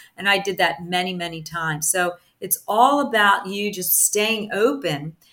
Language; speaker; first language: English; early bilingual, other home language; Italian